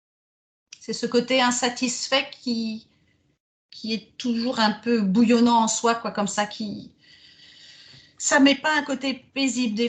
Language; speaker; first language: French; native; French